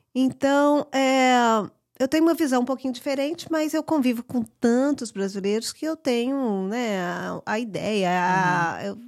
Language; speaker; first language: Portuguese; early bilingual, heritage; English